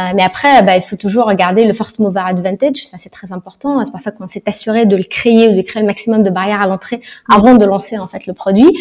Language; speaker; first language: French; non-native, local second language; Arabic